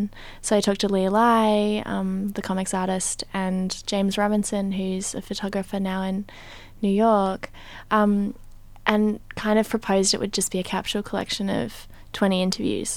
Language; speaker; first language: English; native; English